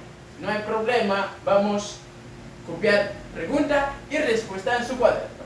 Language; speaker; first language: Spanish; non-native, learner; French